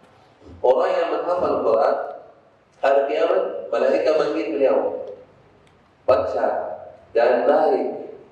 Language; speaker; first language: Indonesian; non-native, fluent; Arabic